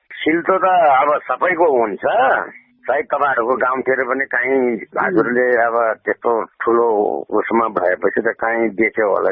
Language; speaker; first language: Nepali; non-native, local second language; Gurung